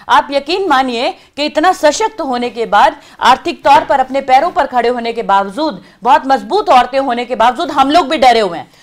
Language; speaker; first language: Hindi; native; Hindi